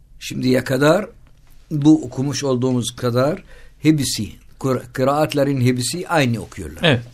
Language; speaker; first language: Turkish; non-native, learner; Arabic